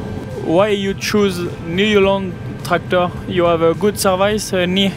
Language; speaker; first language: English; non-native, learner; French